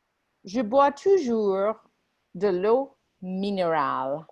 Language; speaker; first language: French; non-native, fluent; English